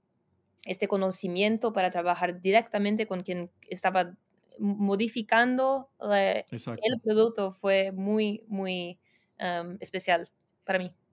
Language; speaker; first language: Spanish; non-native, fluent; Portuguese